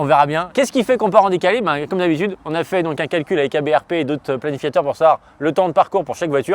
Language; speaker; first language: French; native; French